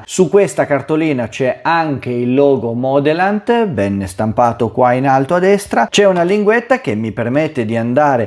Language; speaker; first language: Italian; native; Italian